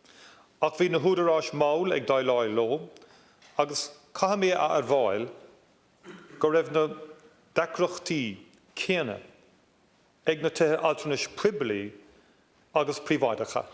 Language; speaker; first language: Irish; non-native, local second language; English